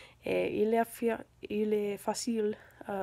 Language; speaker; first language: French; non-native, learner; English